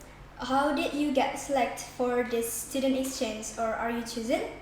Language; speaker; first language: English; non-native, learner; Indonesian